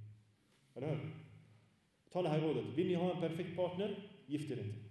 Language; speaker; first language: Swedish; early bilingual, other home language; Arabic